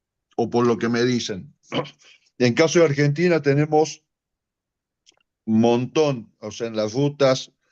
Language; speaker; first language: Spanish; native; Spanish